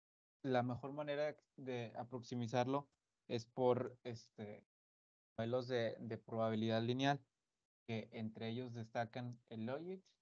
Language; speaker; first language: Spanish; native; Spanish